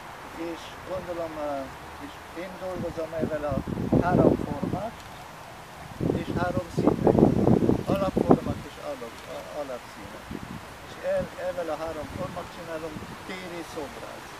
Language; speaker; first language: Hungarian; early bilingual, heritage; Hungarian